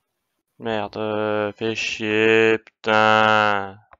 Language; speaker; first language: French; native; French